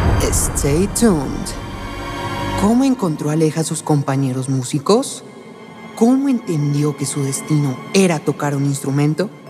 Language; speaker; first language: Spanish; native; Spanish